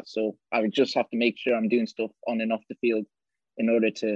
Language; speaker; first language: English; native; English